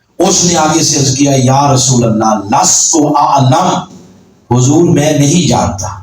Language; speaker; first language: Urdu; non-native, local second language; Punjabi